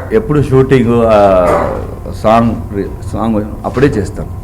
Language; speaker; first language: Telugu; non-native, learner; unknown